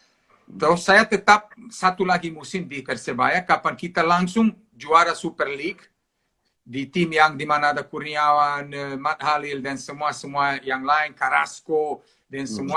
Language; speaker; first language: Indonesian; non-native, fluent; Serbian